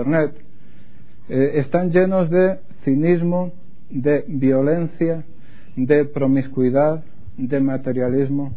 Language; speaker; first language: Spanish; native; Spanish